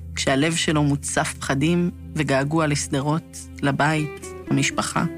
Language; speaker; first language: Hebrew; native; Hebrew